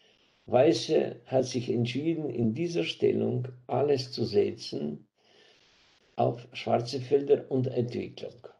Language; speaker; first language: German; non-native, fluent; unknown